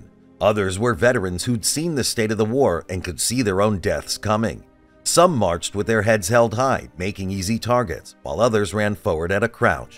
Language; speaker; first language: English; native; English